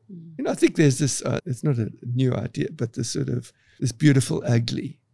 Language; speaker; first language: English; native; English